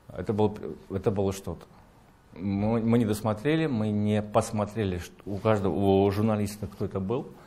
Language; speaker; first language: Russian; native; Russian